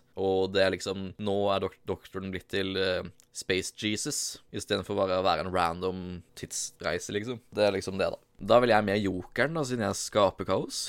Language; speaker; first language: Norwegian; native; Norwegian